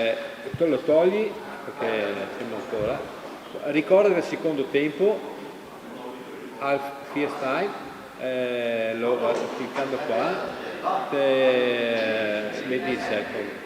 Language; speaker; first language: Italian; native; Italian